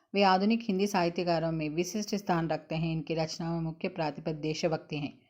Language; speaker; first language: Hindi; non-native, local second language; Telugu